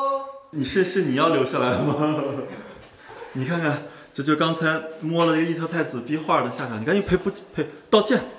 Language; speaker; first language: Chinese; native; Chinese